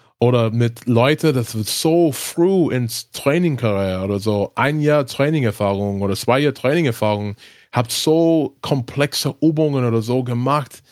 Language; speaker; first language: German; non-native, learner; English